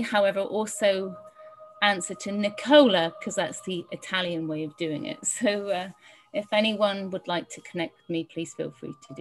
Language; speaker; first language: English; native; English